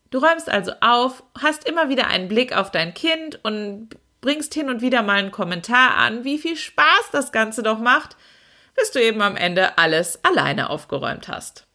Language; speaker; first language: German; native; German